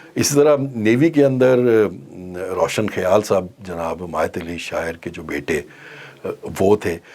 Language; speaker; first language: Urdu; non-native, local second language; Punjabi